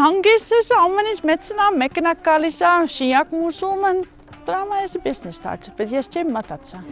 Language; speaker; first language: Armenian; non-native, learner; Dutch